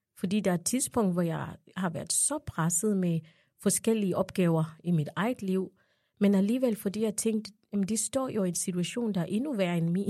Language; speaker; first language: Danish; non-native, fluent; Ganda